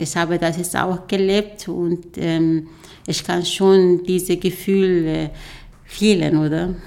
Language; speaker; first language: German; non-native, learner; Arabic